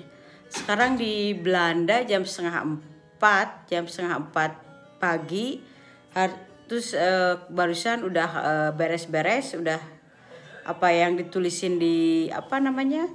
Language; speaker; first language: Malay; non-native, local second language; Sundanese